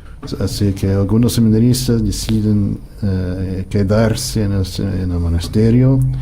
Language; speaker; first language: Spanish; non-native, fluent; English